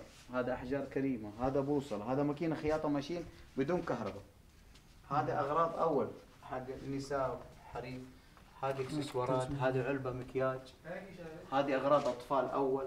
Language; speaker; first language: Arabic; non-native, learner; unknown